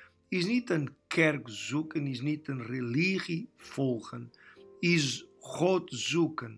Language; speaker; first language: Dutch; non-native, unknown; Portuguese